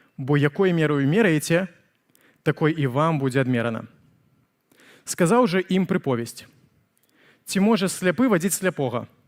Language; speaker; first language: Belarusian; native; Belarusian